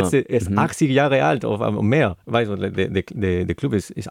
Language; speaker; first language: German; non-native, learner; Spanish